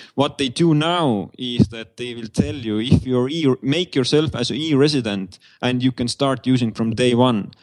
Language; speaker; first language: English; non-native, fluent; Estonian